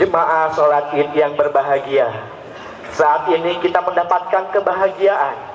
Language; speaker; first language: Indonesian; native; Indonesian